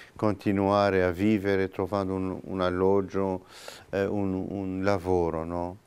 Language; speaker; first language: Italian; non-native, fluent; Turkish